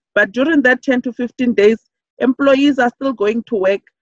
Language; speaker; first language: English; non-native, local second language; Southern Sotho